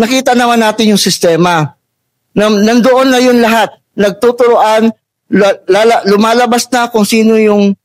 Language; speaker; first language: Filipino; native; Filipino